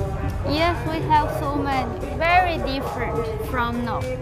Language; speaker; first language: English; non-native, learner; Chinese